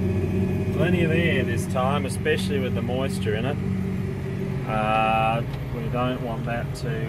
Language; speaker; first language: English; native; English